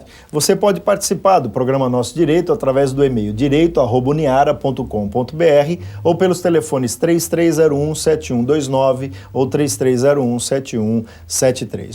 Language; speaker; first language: Portuguese; native; Portuguese